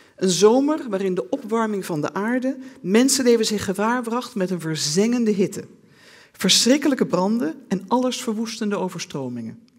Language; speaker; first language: Dutch; native; Dutch